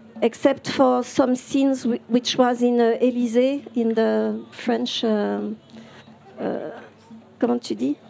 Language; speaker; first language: English; non-native, fluent; French